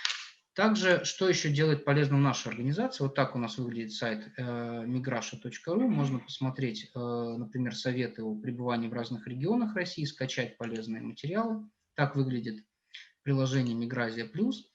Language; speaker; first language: Russian; native; Russian